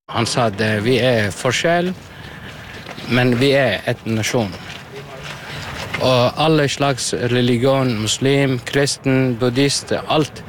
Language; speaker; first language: Norwegian; non-native, learner; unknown